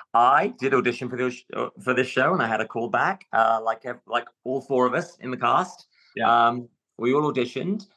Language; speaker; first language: English; native; English